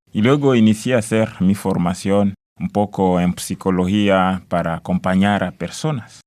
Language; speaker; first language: Spanish; non-native, fluent; Swahili